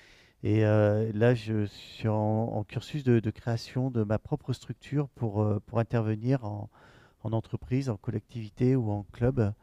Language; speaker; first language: French; native; French